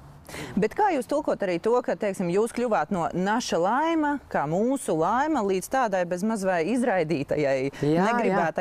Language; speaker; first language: Latvian; native; Latvian